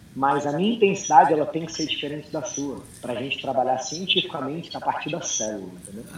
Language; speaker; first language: Portuguese; early bilingual, heritage; English